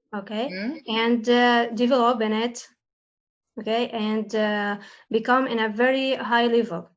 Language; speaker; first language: English; non-native, learner; Arabic